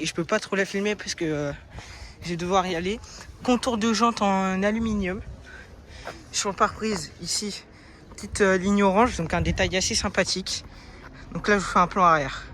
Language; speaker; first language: French; native; French